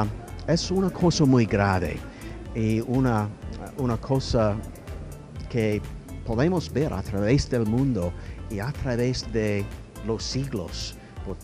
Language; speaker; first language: Spanish; non-native, fluent; English